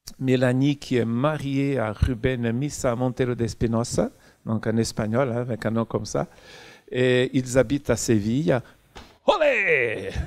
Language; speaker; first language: French; non-native, fluent; Portuguese